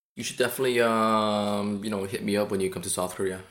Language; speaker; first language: English; non-native, fluent; Korean